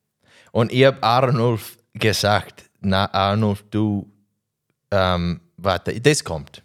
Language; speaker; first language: German; non-native, learner; English